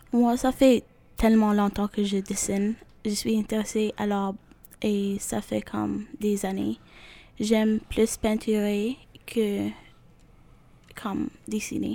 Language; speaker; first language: French; non-native, fluent; Arabic